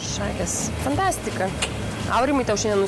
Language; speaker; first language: Lithuanian; native; Lithuanian